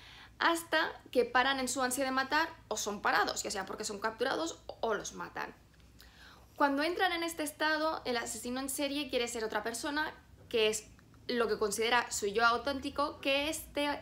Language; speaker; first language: Spanish; native; Spanish